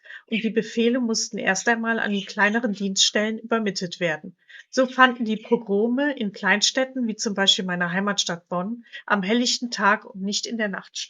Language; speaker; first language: German; native; German